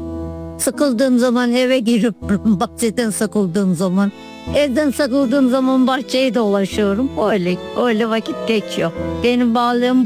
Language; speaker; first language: Turkish; native; Turkish